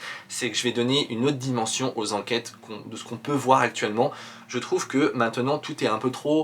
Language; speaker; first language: French; native; French